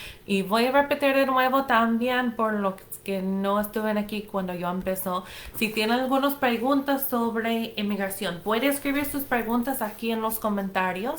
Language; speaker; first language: Spanish; non-native, fluent; English